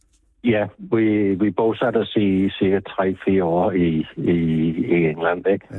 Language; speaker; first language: Danish; non-native, fluent; English